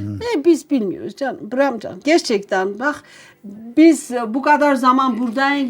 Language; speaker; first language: Turkish; non-native, learner; Armenian